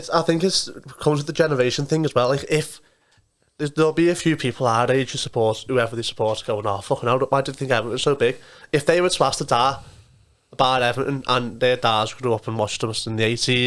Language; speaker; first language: English; native; English